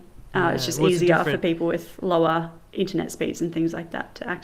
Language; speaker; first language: English; native; English